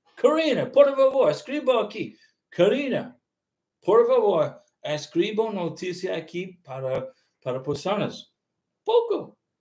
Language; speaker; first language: Spanish; non-native, learner; English